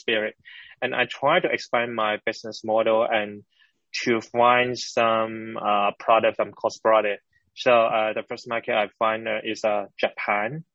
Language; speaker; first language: English; non-native, local second language; Cantonese